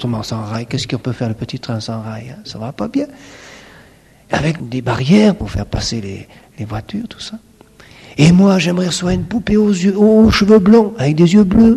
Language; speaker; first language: French; native; French